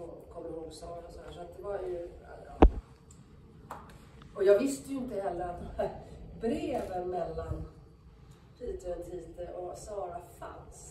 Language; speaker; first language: Swedish; native; Swedish